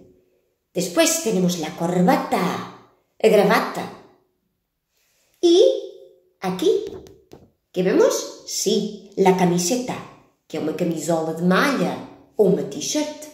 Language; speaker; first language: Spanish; non-native, fluent; Portuguese